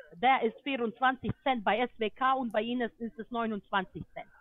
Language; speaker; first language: German; non-native, fluent; Bosnian